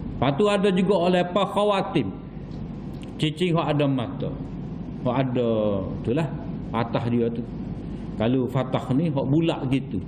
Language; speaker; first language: Malay; native; Malay